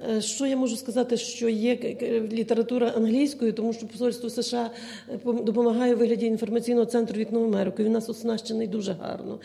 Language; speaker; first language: Ukrainian; native; Ukrainian